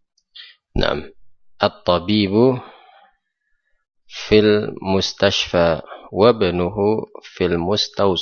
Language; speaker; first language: Arabic; non-native, fluent; Indonesian